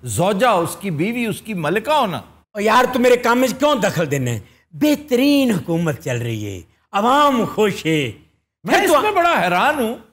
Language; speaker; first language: Urdu; non-native, local second language; Punjabi